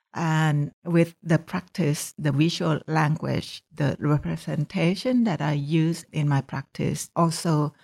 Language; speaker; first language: English; non-native, fluent; Thai